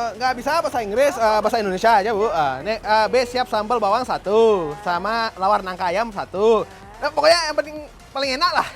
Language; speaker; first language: Indonesian; early bilingual, other home language; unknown